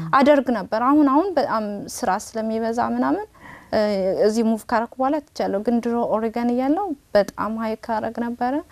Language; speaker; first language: Amharic; native; Amharic